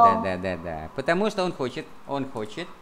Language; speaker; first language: Russian; non-native, fluent; Vietnamese